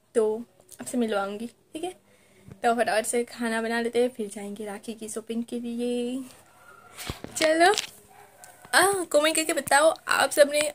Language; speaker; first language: Hindi; non-native, local second language; Gujarati